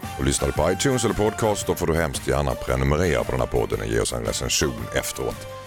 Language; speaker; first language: Swedish; native; Swedish